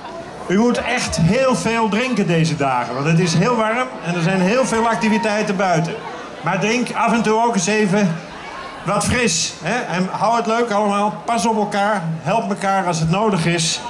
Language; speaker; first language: Dutch; native; Dutch